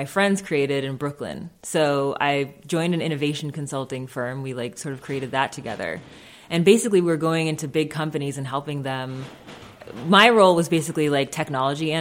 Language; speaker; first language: English; native; English